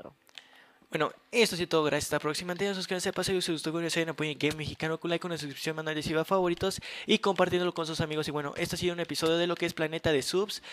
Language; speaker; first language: Spanish; native; Spanish